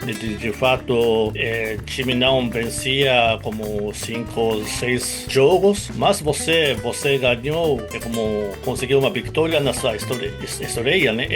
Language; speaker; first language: Portuguese; non-native, fluent; Japanese